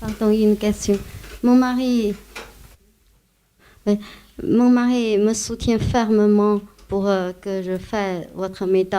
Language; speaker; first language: French; non-native, fluent; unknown